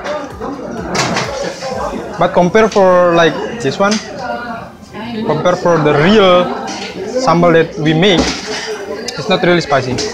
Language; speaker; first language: English; non-native, fluent; Indonesian